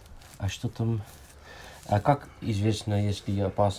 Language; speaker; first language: Russian; non-native, fluent; Dutch